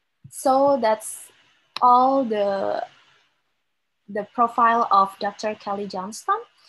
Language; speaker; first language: English; non-native, fluent; Indonesian